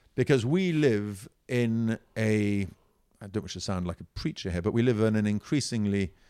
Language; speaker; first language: English; non-native, fluent; Italian